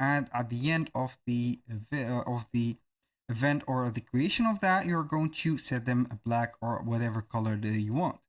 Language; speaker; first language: English; non-native, fluent; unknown